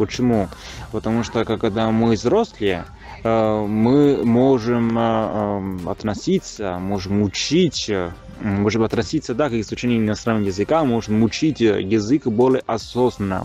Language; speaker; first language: Russian; non-native, fluent; Italian